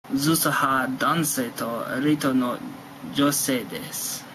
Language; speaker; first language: Japanese; non-native, learner; English